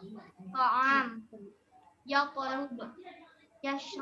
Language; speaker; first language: Arabic; non-native, learner; Indonesian